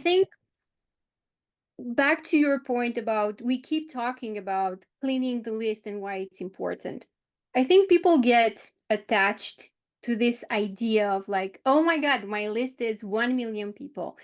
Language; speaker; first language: English; non-native, fluent; Romanian